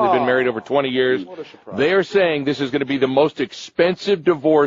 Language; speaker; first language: English; native; English